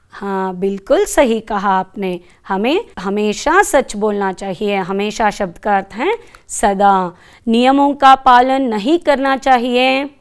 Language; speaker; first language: Hindi; non-native, local second language; Kannada